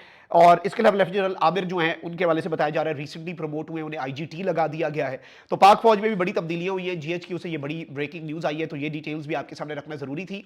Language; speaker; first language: Urdu; native; Urdu